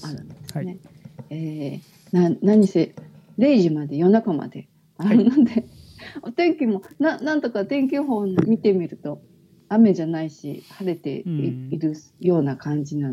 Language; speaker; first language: Japanese; native; Japanese